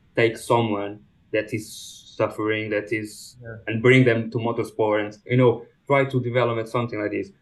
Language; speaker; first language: English; non-native, fluent; Portuguese